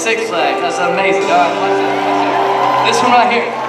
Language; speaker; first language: English; native; English